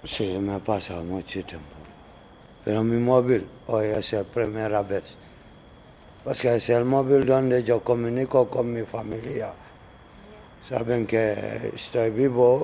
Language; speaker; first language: Spanish; non-native, fluent; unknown